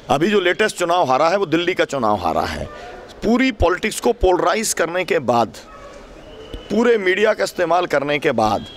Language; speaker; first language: Hindi; native; Hindi